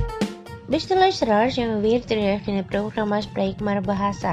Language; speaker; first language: Dutch; non-native, fluent; Indonesian